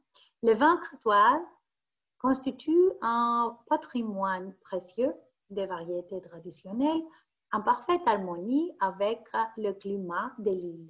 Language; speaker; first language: French; non-native, fluent; Greek